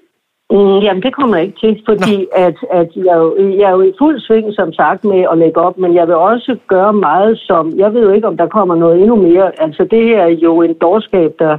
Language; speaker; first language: Danish; native; Danish